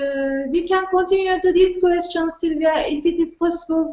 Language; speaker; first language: English; non-native, learner; Turkish